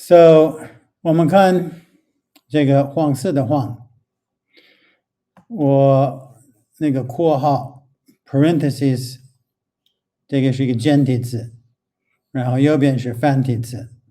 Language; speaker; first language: Chinese; non-native, fluent; English